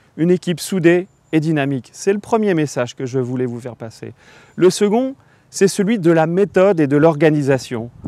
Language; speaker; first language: French; native; French